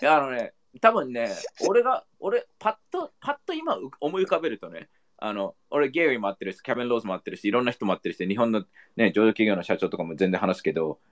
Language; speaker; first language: Japanese; non-native, fluent; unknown